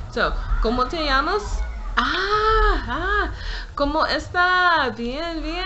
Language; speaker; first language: Spanish; non-native, learner; English